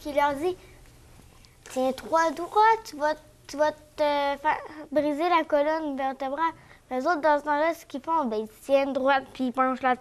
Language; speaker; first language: French; native; French